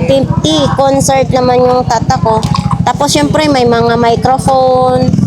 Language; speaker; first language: Filipino; non-native, local second language; Cebuano